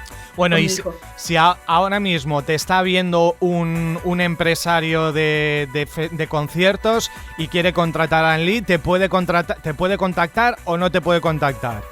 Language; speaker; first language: Spanish; native; Spanish